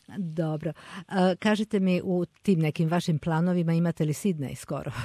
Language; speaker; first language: Serbian; native; Serbian